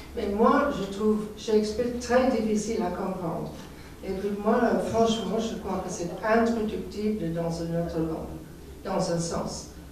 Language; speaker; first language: French; non-native, fluent; English